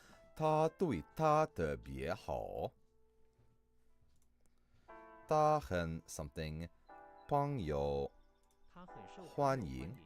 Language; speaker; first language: Chinese; non-native, learner; English